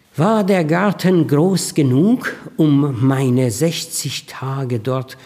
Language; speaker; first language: German; non-native, fluent; Persian